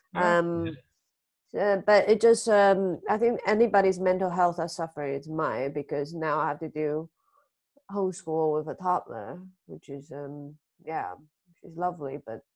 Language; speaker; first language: English; early bilingual, other home language; Chinese